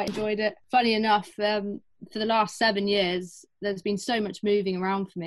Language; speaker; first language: English; native; English